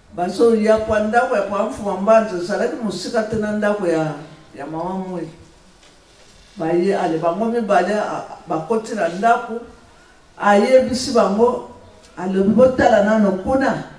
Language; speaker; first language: Lingala; non-native, local second language; Kongo